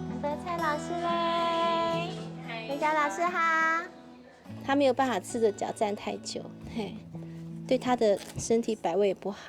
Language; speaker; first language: Chinese; native; Chinese